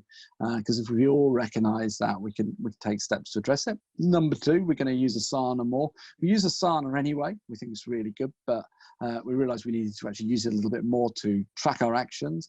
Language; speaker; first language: English; native; English